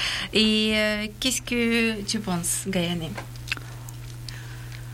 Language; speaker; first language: French; non-native, fluent; Persian